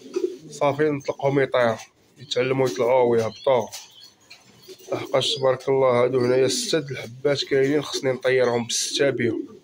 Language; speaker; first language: Arabic; native; Arabic